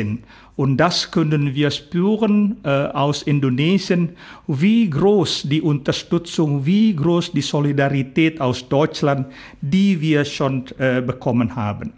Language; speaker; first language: German; non-native, fluent; Indonesian